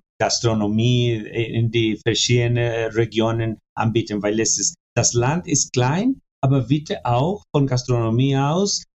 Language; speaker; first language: German; non-native, fluent; Spanish